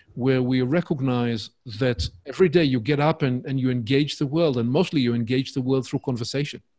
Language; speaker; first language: English; non-native, fluent; Hebrew